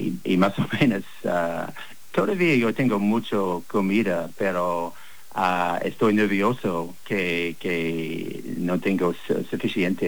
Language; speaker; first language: Spanish; non-native, learner; English